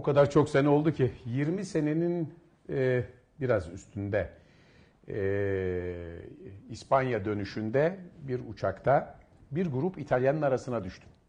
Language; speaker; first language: Turkish; native; Turkish